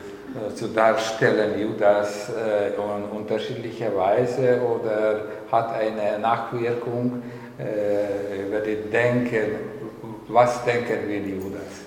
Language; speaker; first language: German; non-native, learner; Hungarian